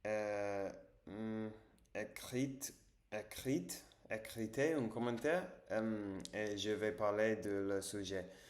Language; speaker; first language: French; non-native, learner; English